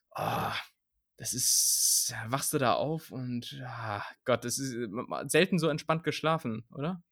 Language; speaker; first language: German; native; German